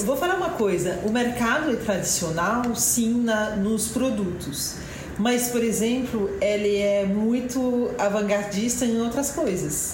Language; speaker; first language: Portuguese; non-native, fluent; French